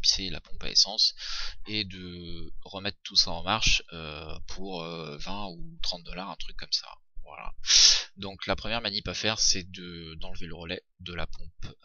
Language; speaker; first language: French; native; French